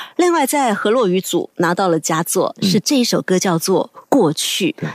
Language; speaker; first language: Chinese; native; Chinese